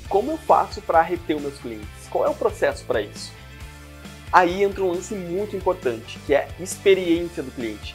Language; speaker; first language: Portuguese; native; Portuguese